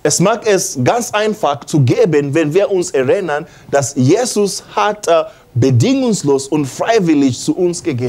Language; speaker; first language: German; non-native, learner; English